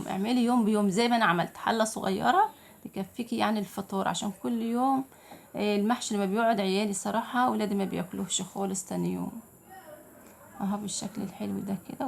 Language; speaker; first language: Arabic; native; Arabic